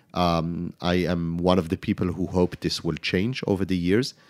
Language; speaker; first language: English; non-native, fluent; Hebrew